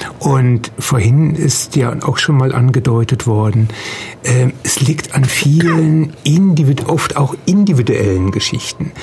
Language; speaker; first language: German; native; German